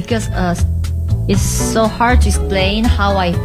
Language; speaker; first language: English; non-native, learner; Korean